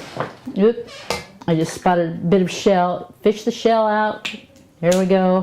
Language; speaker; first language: English; native; English